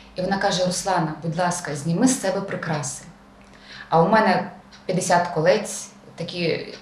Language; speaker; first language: Ukrainian; native; Ukrainian